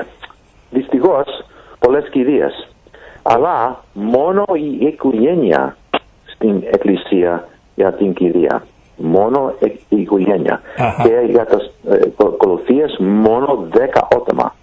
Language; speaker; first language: Greek; early bilingual, heritage; Greek